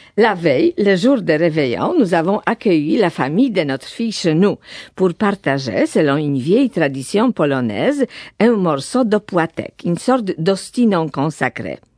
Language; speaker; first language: French; non-native, fluent; Polish